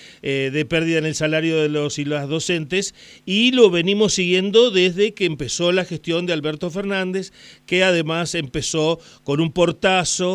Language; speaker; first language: Spanish; native; Spanish